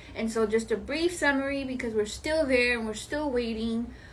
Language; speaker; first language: English; early bilingual, other home language; Spanish